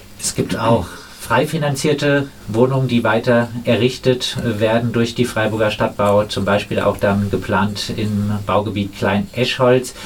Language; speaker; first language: German; native; German